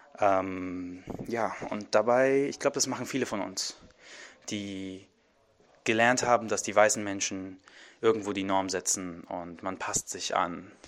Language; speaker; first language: German; early bilingual, other home language; Arabic